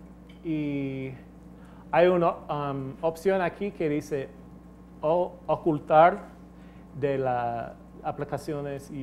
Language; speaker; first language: Spanish; non-native, fluent; English